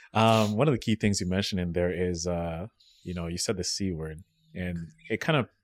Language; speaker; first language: English; early bilingual, other home language; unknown